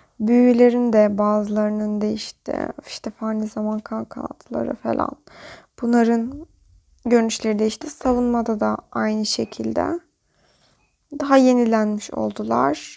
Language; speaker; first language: Turkish; native; Turkish